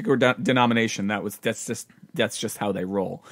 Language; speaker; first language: English; native; English